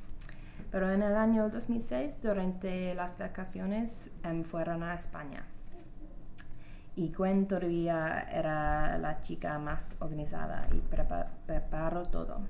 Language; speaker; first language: Spanish; non-native, learner; English